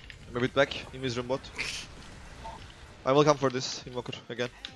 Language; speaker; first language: English; non-native, fluent; Turkish